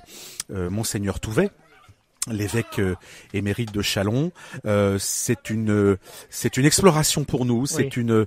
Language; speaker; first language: French; native; French